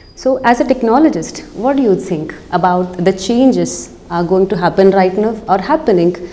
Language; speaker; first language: English; non-native, local second language; Kannada